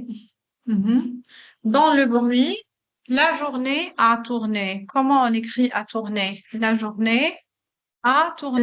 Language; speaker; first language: French; non-native, local second language; Arabic